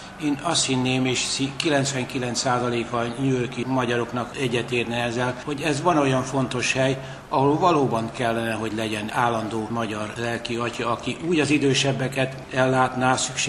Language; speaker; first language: Hungarian; native; Hungarian